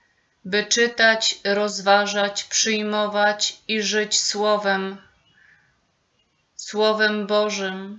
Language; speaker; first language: Polish; native; Polish